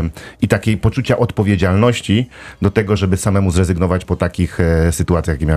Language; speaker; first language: Polish; native; Polish